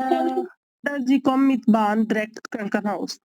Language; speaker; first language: German; non-native, learner; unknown